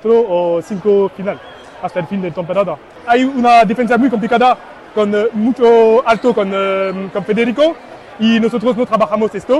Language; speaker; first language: Spanish; non-native, learner; French